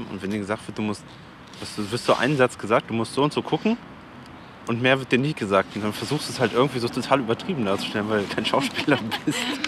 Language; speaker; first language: German; native; German